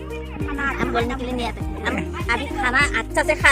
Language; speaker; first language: Hindi; non-native, learner; Bodo